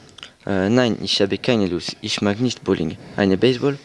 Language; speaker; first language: German; non-native, learner; French